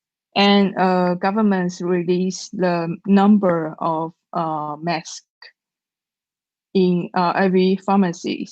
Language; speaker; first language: English; non-native, learner; Chinese